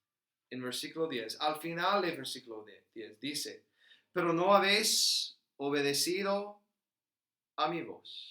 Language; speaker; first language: Spanish; non-native, fluent; English